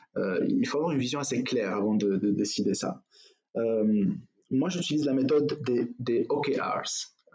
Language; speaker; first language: French; non-native, local second language; Arabic